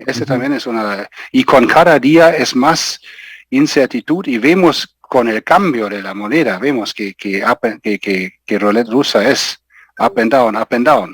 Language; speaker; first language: Spanish; non-native, fluent; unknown